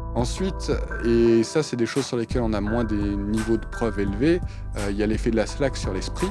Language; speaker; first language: French; native; French